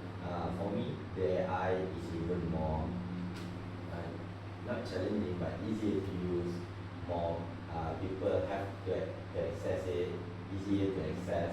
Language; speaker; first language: English; non-native, learner; Malay